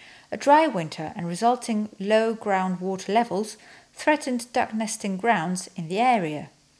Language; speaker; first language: English; non-native, fluent; French